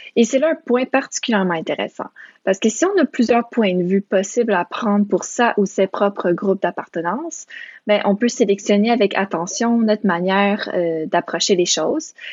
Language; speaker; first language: French; early bilingual, other home language; Romanian